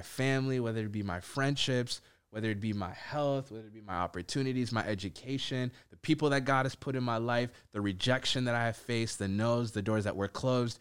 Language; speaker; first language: English; native; English